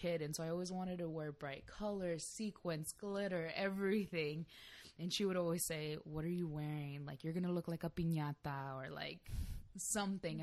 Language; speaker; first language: English; native; English